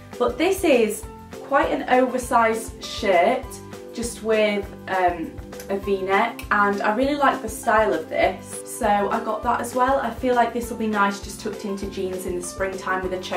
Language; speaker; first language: English; native; English